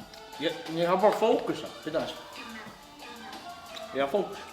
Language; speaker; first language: Icelandic; non-native, fluent; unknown